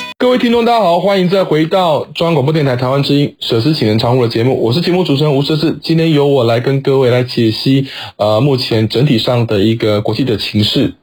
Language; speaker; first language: Chinese; native; Chinese